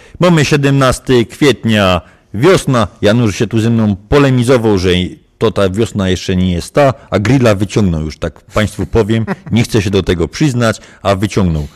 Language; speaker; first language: Polish; native; Polish